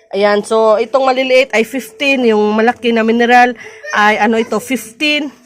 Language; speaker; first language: Filipino; non-native, local second language; Cebuano